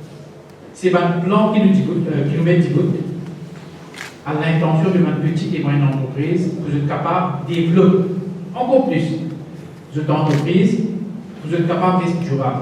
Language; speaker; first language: French; non-native, local second language; Morisyen